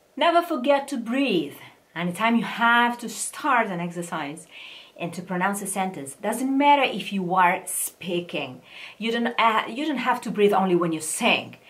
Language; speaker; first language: English; non-native, fluent; Italian